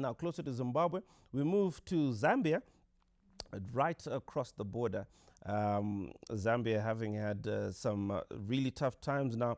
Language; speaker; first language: English; non-native, local second language; Shona